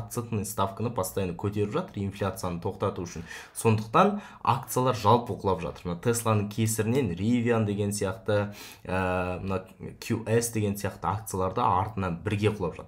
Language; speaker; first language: Kazakh; native; Kazakh